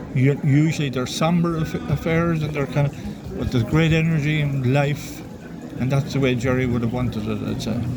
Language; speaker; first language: English; native; English